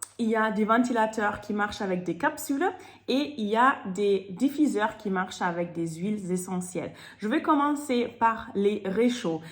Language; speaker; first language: French; non-native, fluent; German